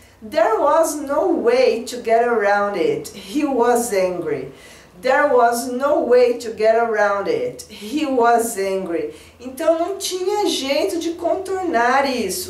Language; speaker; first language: English; non-native, fluent; Portuguese